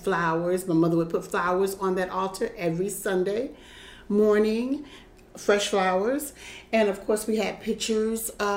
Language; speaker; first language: English; native; English